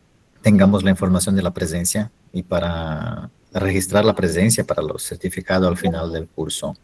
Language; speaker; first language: Spanish; non-native, fluent; Portuguese